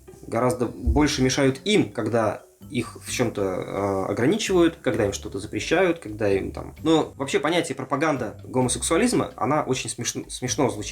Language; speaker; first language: Russian; native; Russian